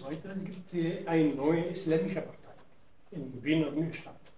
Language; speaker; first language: German; non-native, learner; Arabic